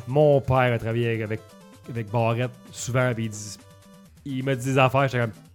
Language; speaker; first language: French; native; French